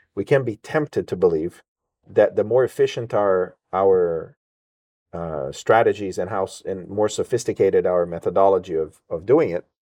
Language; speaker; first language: English; native; English